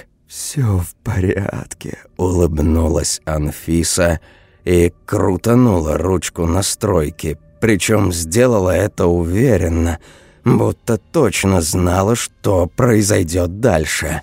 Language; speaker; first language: Russian; native; Russian